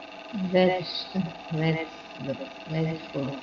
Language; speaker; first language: English; non-native, learner; Vietnamese